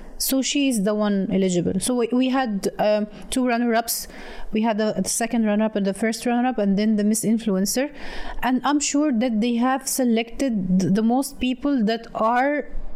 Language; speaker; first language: English; non-native, fluent; Arabic